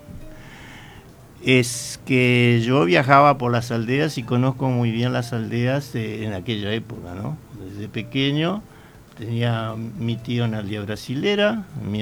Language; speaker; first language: Spanish; native; Spanish